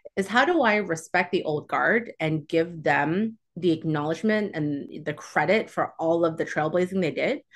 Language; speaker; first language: English; early bilingual, other home language; Chinese